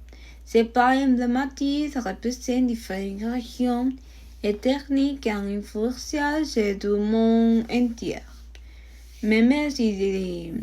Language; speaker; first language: French; non-native, learner; Spanish